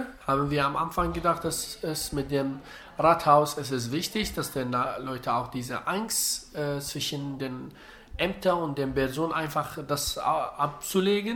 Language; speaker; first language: German; non-native, learner; Arabic